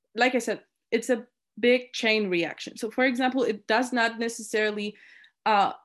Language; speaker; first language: English; non-native, fluent; Polish